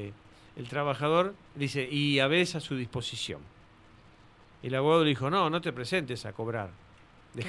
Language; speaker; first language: Spanish; native; Spanish